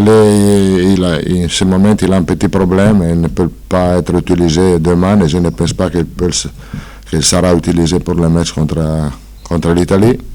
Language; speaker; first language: French; non-native, fluent; Italian